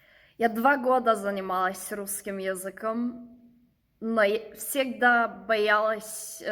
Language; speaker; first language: Russian; non-native, learner; German